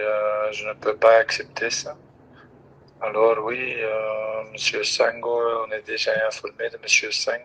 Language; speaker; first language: French; non-native, fluent; Dutch